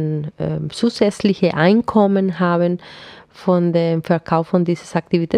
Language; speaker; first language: German; non-native, fluent; Spanish